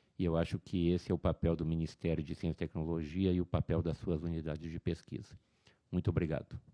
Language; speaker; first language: Portuguese; native; Portuguese